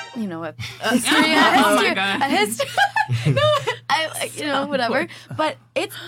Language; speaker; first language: English; native; English